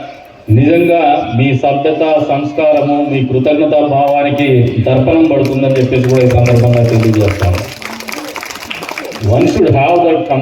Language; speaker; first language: Telugu; native; Telugu